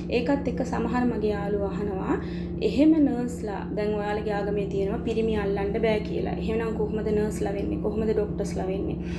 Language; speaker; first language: Sinhala; non-native, local second language; Tamil